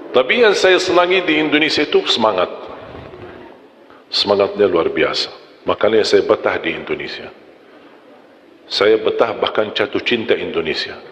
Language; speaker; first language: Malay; non-native, fluent; Arabic